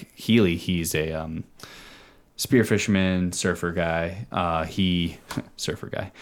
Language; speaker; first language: English; native; English